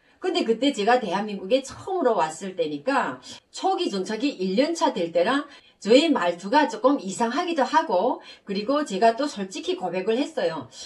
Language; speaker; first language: Korean; native; Korean